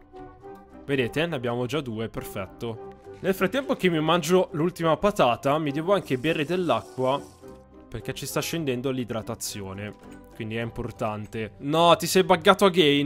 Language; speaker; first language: Italian; native; Italian